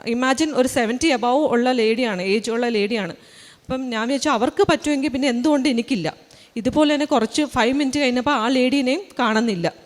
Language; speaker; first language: Malayalam; early bilingual, heritage; Malayalam